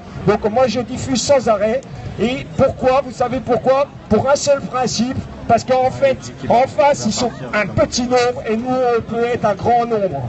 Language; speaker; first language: French; native; French